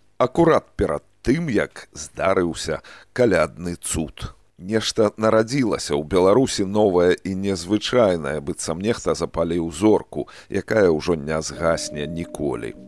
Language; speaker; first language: Belarusian; native; Belarusian